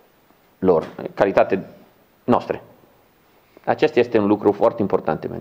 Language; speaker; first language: Romanian; non-native, learner; Italian